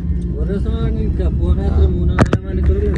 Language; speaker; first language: Malayalam; non-native, learner; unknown